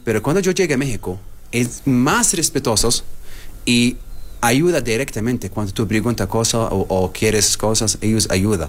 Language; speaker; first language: Spanish; non-native, learner; Arabic